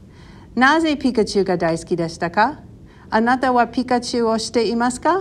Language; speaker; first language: Japanese; non-native, learner; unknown